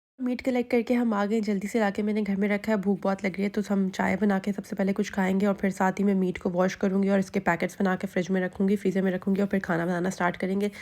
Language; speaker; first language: Urdu; native; Urdu